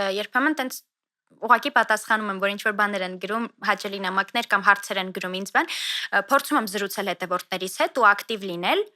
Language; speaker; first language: Armenian; native; Armenian